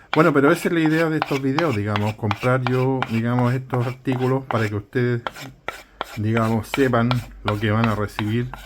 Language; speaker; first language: Spanish; native; Spanish